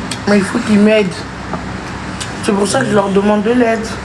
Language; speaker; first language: French; native; French